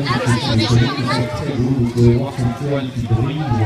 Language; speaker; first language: French; native; French